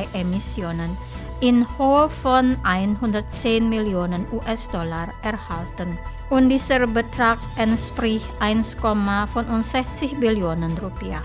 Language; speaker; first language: German; non-native, fluent; Indonesian